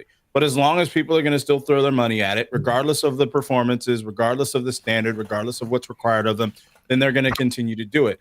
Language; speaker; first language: English; native; English